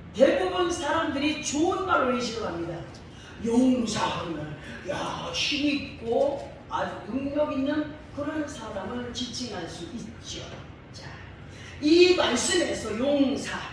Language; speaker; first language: Korean; native; Korean